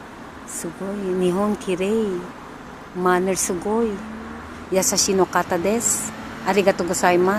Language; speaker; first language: Japanese; non-native, learner; Filipino